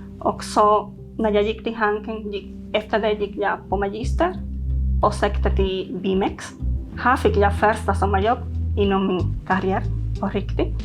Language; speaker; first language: Swedish; non-native, fluent; Spanish